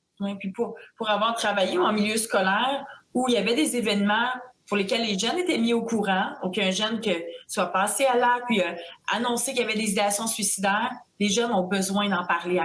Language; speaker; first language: French; native; French